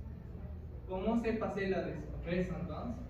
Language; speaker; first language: French; non-native, fluent; Spanish